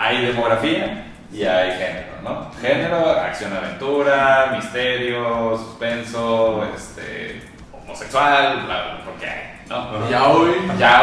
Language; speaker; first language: Spanish; native; Spanish